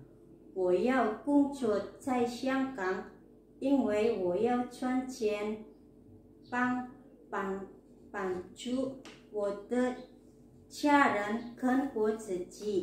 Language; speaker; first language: Chinese; non-native, learner; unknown